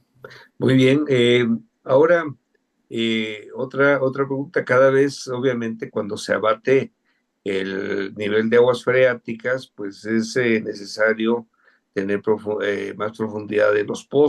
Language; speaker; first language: Spanish; native; Spanish